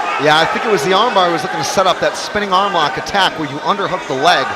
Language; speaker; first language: English; native; English